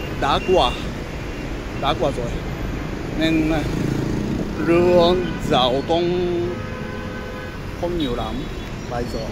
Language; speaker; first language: Vietnamese; non-native, learner; Japanese